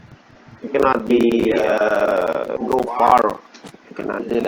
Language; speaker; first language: English; non-native, learner; Indonesian